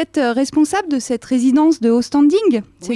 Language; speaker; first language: French; native; French